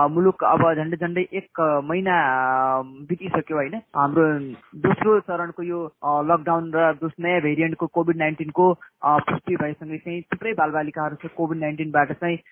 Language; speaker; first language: Nepali; non-native, local second language; Awadhi